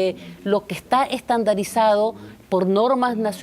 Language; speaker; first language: Spanish; native; Spanish